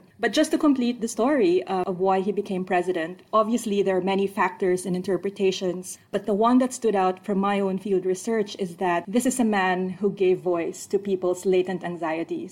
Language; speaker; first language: English; non-native, local second language; Filipino